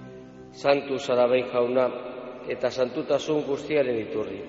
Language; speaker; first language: Basque; native; Basque